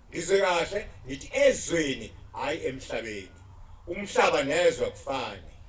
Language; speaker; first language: Zulu; native; Zulu